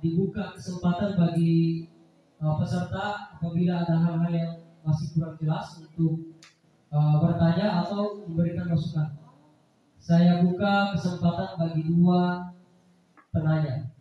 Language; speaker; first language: Indonesian; native; Indonesian